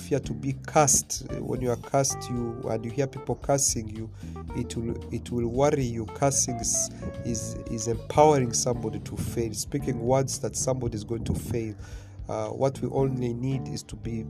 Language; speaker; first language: English; non-native, local second language; Swahili